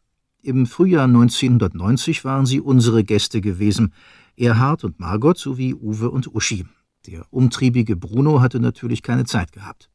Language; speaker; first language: German; native; German